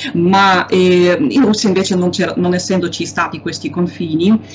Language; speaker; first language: Italian; non-native, fluent; Russian